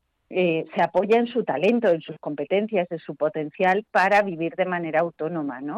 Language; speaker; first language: Spanish; native; Spanish